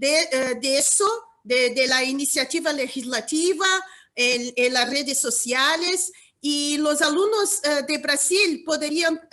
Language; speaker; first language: Spanish; non-native, learner; Portuguese